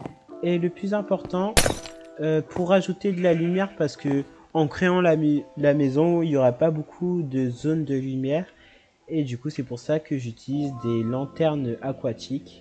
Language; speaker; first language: French; native; French